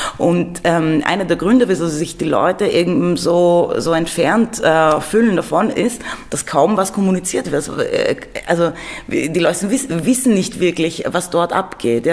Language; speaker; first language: German; non-native, fluent; Greek